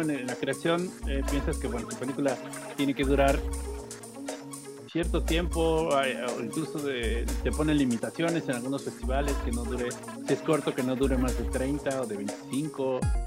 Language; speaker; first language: Spanish; native; Spanish